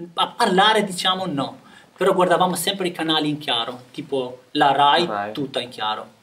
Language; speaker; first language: Italian; non-native, fluent; Albanian